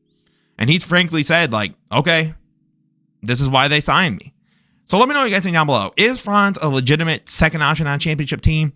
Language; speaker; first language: English; native; English